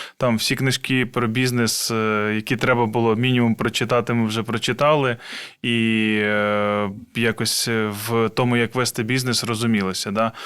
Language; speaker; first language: Ukrainian; non-native, local second language; Russian